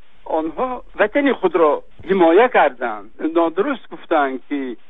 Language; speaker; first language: Persian; native; Persian